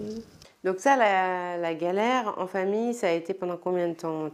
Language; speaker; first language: French; native; French